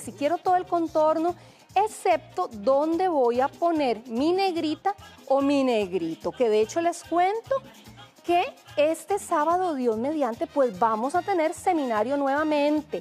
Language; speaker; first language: Spanish; native; Spanish